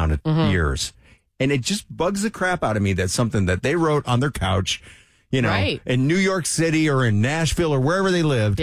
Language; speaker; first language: English; native; English